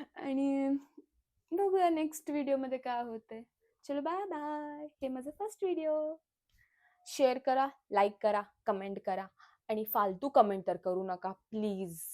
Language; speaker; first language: Marathi; non-native, local second language; Kannada